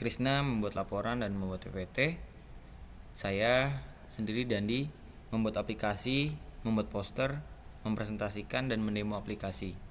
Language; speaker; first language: Indonesian; native; Indonesian